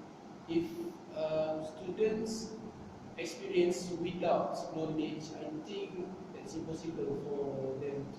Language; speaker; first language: English; non-native, learner; Malay